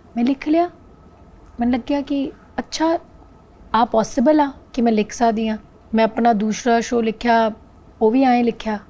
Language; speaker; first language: Punjabi; non-native, local second language; Hindi